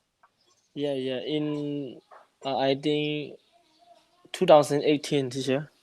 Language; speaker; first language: English; non-native, learner; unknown